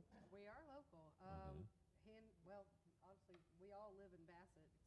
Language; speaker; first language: English; native; English